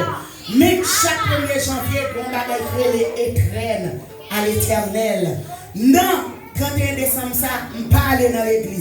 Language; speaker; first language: French; non-native, local second language; Haitian Creole